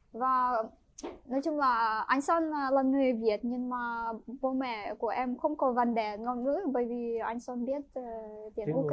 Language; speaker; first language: Vietnamese; non-native, fluent; Ukrainian